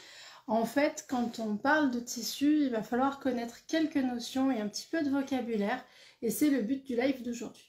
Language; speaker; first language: French; native; French